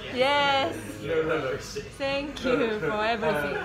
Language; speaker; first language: English; non-native, learner; Japanese